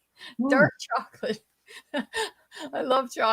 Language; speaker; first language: English; native; English